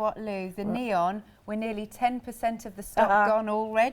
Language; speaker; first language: English; native; English